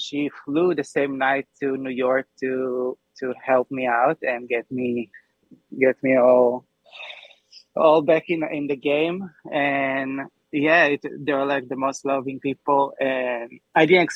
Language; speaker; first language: English; non-native, fluent; Hebrew